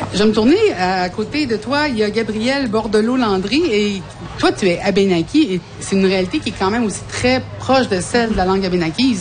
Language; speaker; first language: French; native; French